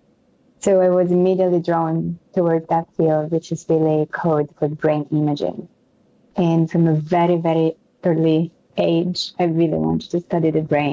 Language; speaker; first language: English; non-native, fluent; Italian